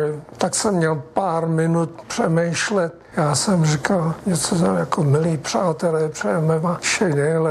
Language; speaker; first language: Czech; early bilingual, heritage; Czech